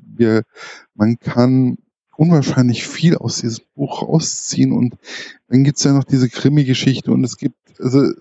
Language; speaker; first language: German; native; German